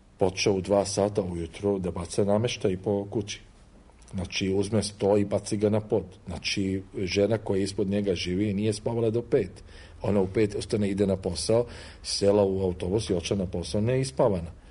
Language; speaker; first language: Croatian; non-native, fluent; Arabic